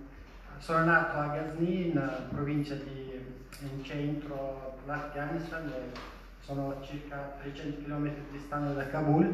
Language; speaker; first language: Italian; non-native, fluent; Persian